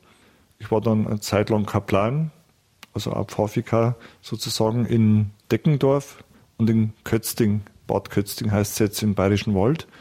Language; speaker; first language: German; native; German